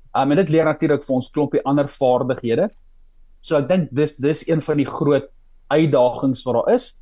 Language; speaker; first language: Afrikaans; native; Afrikaans